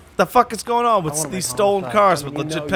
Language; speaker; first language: English; native; English